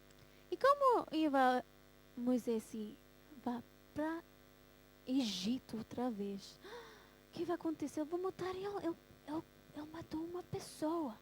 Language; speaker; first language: Portuguese; early bilingual, heritage; Portuguese